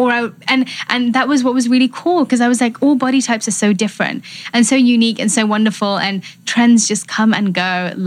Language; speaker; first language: English; native; English